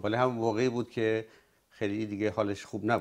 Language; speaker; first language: Persian; native; Persian